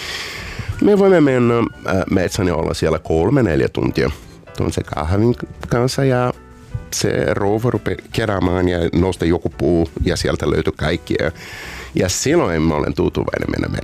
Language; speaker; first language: Finnish; non-native, fluent; Portuguese